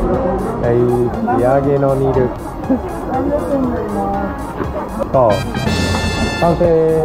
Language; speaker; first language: Japanese; native; Japanese